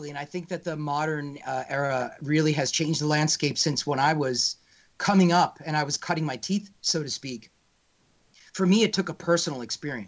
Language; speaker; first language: English; native; English